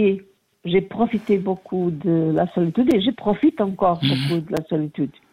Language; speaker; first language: French; non-native, learner; Portuguese